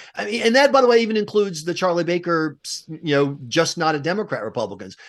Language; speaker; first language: English; native; English